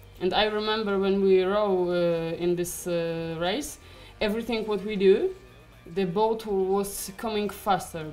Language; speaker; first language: English; non-native, learner; Polish